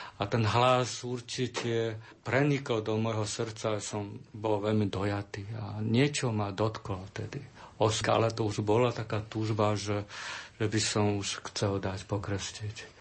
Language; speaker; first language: Slovak; non-native, learner; Chinese